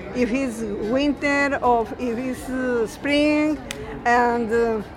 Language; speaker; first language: English; non-native, learner; Spanish